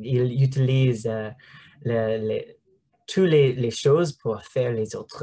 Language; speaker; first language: French; non-native, learner; English